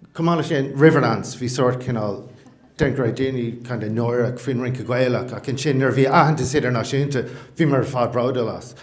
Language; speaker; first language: Irish; non-native, local second language; English